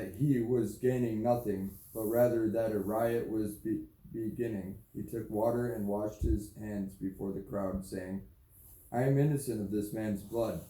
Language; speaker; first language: English; native; English